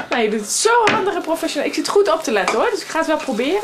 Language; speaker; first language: Dutch; native; Dutch